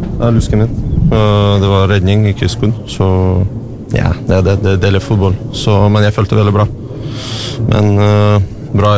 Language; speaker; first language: Norwegian; non-native, learner; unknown